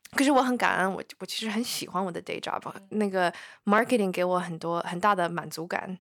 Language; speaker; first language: Chinese; early bilingual, heritage; Chinese